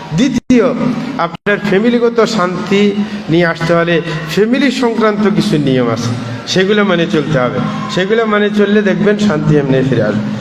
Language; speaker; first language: Bangla; native; Bangla